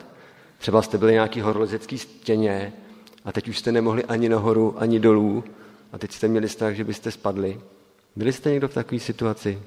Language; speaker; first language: Czech; native; Czech